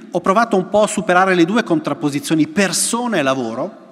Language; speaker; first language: Italian; native; Italian